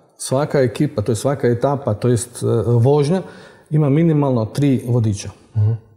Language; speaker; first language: Croatian; native; Croatian